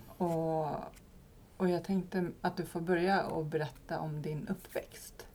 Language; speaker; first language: Swedish; native; Swedish